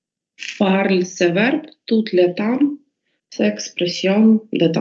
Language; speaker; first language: French; non-native, learner; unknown